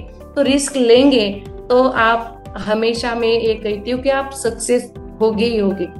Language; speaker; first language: Hindi; native; Hindi